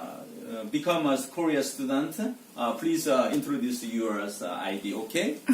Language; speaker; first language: English; non-native, learner; Korean